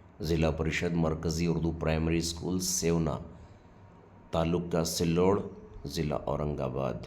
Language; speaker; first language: Urdu; native; Urdu